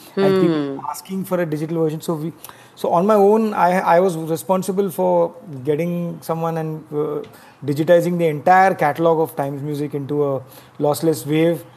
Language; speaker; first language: English; non-native, local second language; Tamil